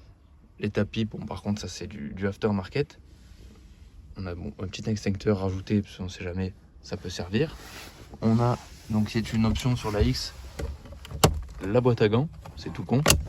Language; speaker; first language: French; native; French